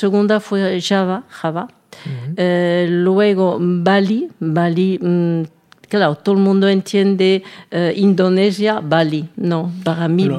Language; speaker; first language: Spanish; non-native, fluent; French